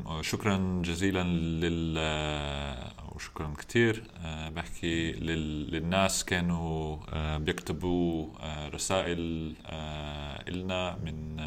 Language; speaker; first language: Arabic; non-native, learner; English